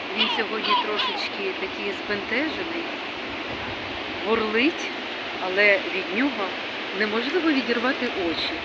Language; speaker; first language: Ukrainian; native; Ukrainian